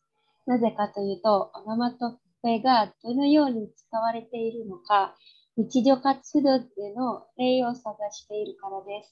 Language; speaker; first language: Japanese; non-native, fluent; Indonesian